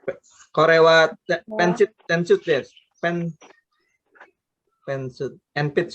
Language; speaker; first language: Japanese; non-native, learner; Indonesian